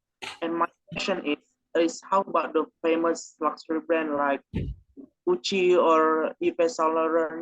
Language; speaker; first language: English; non-native, learner; Indonesian